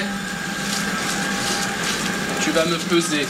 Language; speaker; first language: French; native; French